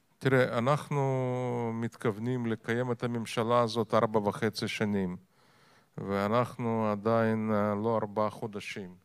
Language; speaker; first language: Hebrew; non-native, fluent; Russian